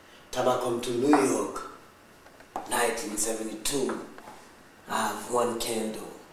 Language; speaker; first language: English; non-native, learner; Haitian Creole